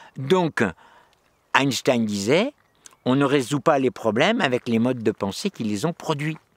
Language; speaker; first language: French; native; French